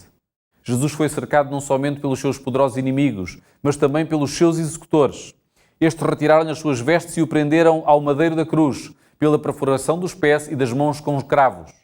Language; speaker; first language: Portuguese; native; Portuguese